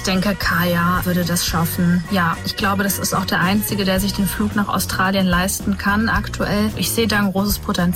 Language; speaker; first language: German; native; German